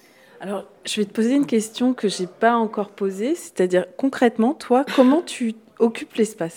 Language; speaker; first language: French; native; French